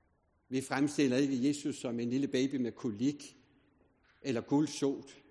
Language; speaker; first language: Danish; native; Danish